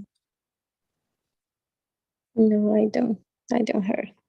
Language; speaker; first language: English; non-native, learner; Spanish